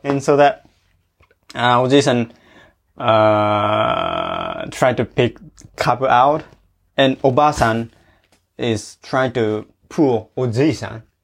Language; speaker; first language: English; non-native, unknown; Japanese